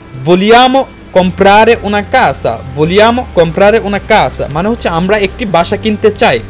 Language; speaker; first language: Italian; non-native, fluent; Bangla